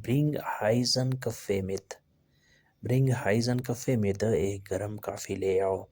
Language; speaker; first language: German; non-native, learner; Urdu